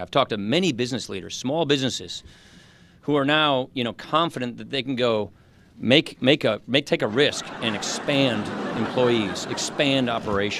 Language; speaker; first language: English; native; English